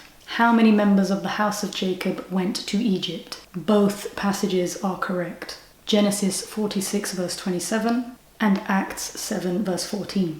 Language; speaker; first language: English; native; English